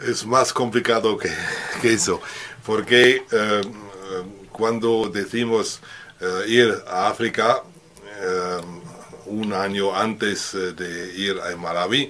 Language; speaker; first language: Spanish; non-native, learner; French